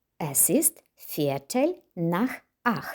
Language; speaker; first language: German; non-native, fluent; Ukrainian